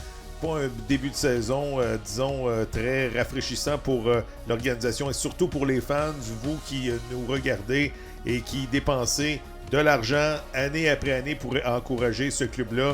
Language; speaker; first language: French; native; French